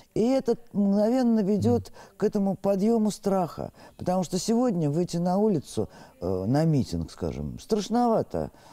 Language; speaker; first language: Russian; native; Russian